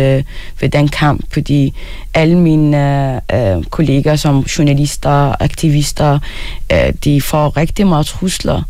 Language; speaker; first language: Danish; early bilingual, other home language; Arabic